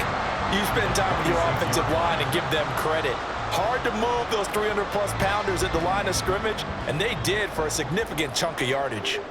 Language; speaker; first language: English; native; English